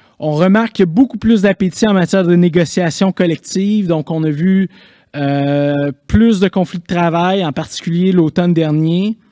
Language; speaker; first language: French; native; French